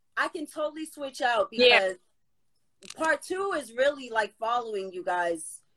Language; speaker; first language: English; native; English